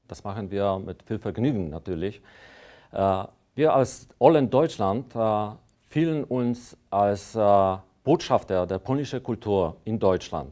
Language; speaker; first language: German; non-native, fluent; Polish